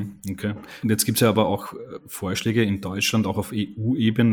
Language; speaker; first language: German; native; German